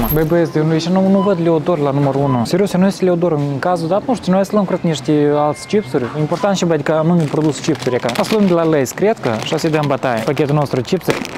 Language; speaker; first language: Romanian; non-native, local second language; Russian